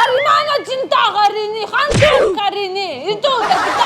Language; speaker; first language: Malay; non-native, learner; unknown